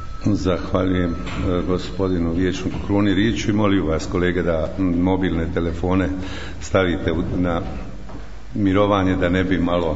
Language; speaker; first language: Croatian; native; Croatian